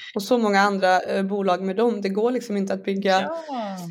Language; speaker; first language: Swedish; native; Swedish